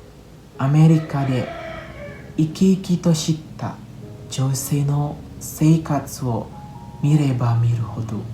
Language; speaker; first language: Japanese; non-native, learner; Indonesian